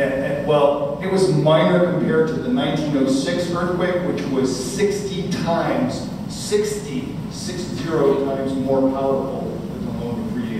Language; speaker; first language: English; native; English